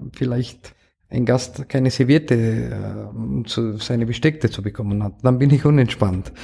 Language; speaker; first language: German; non-native, fluent; Romanian